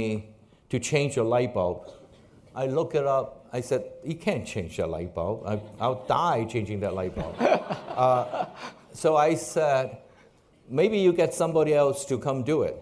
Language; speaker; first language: English; non-native, local second language; Cantonese